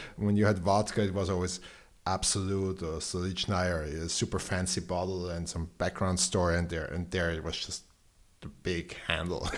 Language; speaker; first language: English; non-native, fluent; German